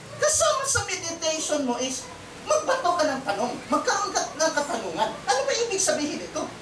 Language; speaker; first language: Filipino; non-native, local second language; Cebuano